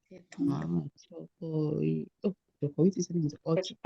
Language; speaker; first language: Korean; non-native, learner; Indonesian